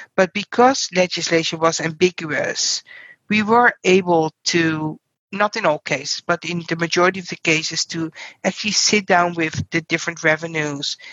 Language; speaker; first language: English; non-native, fluent; Dutch